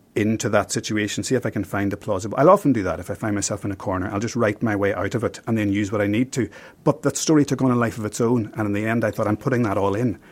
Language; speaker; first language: English; native; English